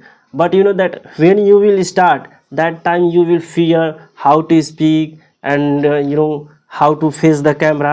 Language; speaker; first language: English; non-native, local second language; Hindi